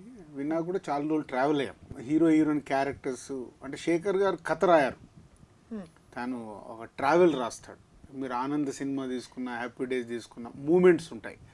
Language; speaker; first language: Telugu; native; Telugu